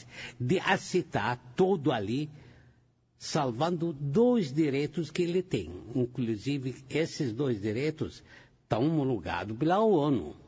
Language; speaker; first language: Portuguese; non-native, fluent; Arabic